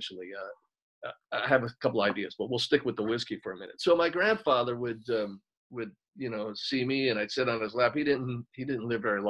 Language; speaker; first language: English; native; English